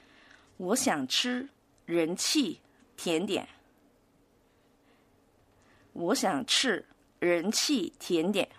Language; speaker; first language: Chinese; non-native, local second language; Cantonese